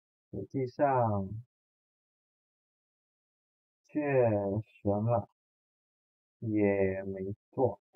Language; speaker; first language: Chinese; non-native, fluent; Indonesian